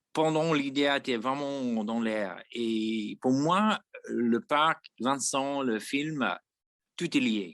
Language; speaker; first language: French; non-native, fluent; English